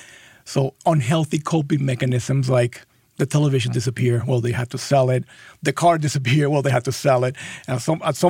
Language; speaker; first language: English; non-native, fluent; Spanish